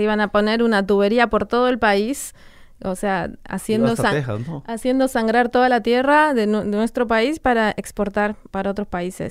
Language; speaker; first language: Spanish; native; Spanish